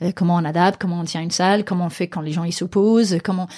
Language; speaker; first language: French; non-native, fluent; Danish